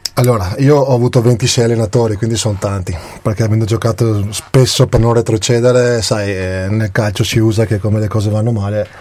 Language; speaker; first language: Italian; native; Italian